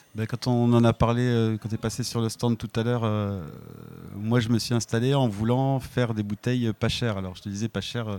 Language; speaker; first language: French; native; French